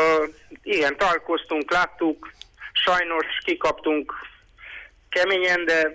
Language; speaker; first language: Hungarian; non-native, local second language; Romanian